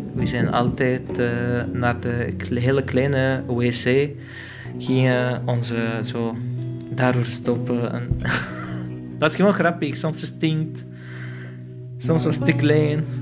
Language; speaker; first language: Dutch; non-native, learner; Arabic